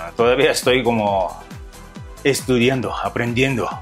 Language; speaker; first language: Spanish; non-native, learner; Japanese